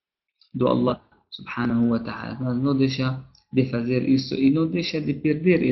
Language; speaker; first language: Portuguese; non-native, fluent; Arabic